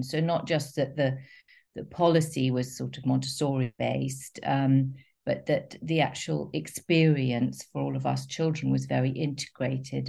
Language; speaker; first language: English; native; English